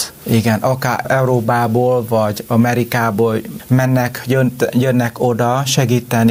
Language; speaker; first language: Hungarian; non-native, learner; Vietnamese